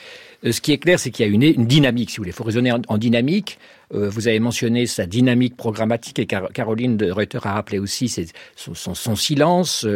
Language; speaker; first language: French; native; French